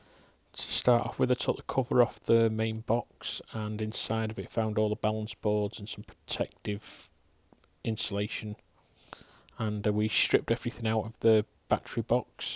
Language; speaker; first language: English; native; English